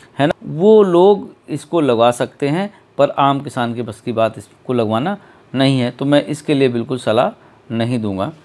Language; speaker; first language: Hindi; native; Hindi